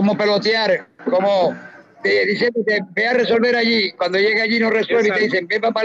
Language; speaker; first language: Spanish; native; Spanish